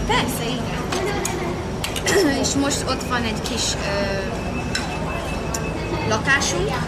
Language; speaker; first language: Hungarian; early bilingual, heritage; Hungarian